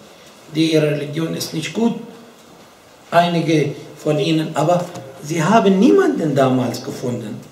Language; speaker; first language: German; non-native, fluent; Arabic